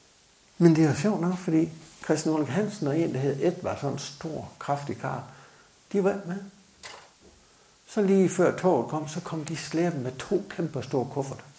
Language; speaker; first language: Danish; native; Danish